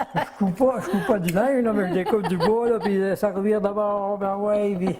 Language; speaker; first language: French; native; French